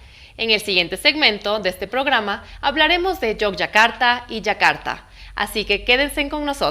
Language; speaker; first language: Spanish; native; Spanish